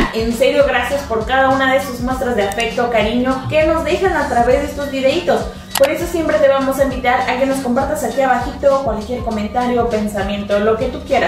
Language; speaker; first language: Spanish; native; Spanish